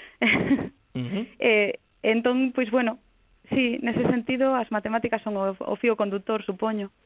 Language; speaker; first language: Galician; non-native, local second language; Spanish